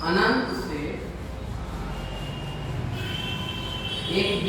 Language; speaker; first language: Hindi; native; Hindi